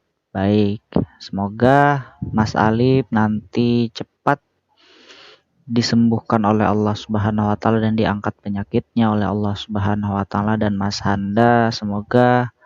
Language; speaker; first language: Indonesian; native; Indonesian